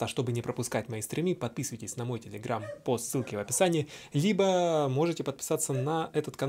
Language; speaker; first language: Russian; native; Russian